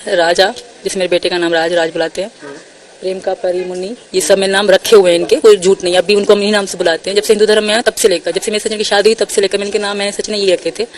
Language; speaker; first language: Urdu; non-native, local second language; Sindhi